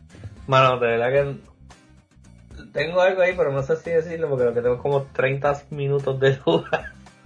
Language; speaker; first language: Spanish; native; Spanish